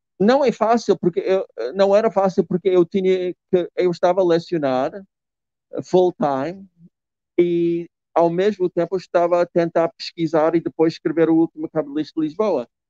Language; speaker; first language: Portuguese; non-native, fluent; English